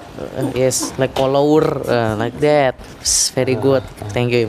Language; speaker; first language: English; non-native, learner; Indonesian